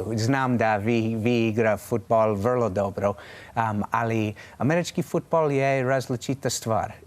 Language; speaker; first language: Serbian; non-native, learner; English